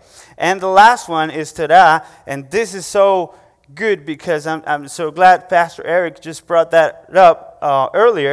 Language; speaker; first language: English; non-native, fluent; Spanish